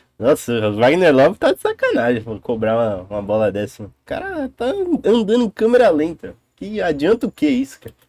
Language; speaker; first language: Portuguese; native; Portuguese